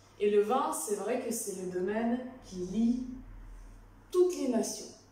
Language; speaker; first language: French; non-native, fluent; Russian